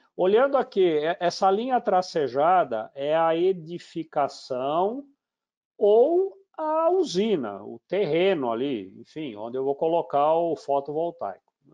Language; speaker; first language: Portuguese; native; Portuguese